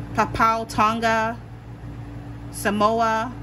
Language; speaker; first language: English; native; English